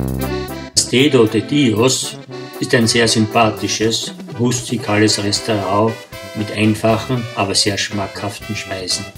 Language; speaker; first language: German; native; German